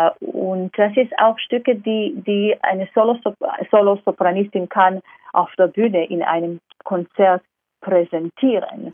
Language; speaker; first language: German; non-native, fluent; Hebrew